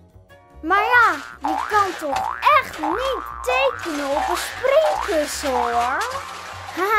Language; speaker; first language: Dutch; native; Dutch